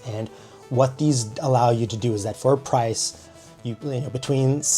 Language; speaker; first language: English; native; English